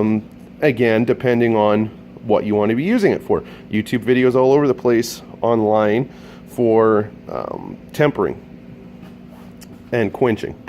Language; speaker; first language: English; native; English